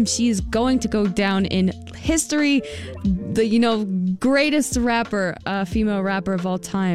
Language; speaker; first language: English; native; English